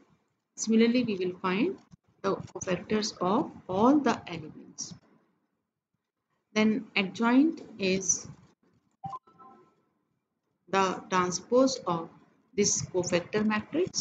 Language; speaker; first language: English; non-native, local second language; Hindi